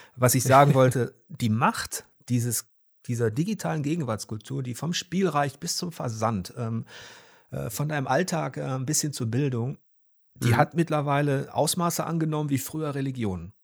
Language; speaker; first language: German; native; German